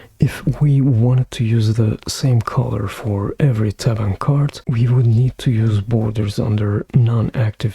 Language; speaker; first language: English; non-native, fluent; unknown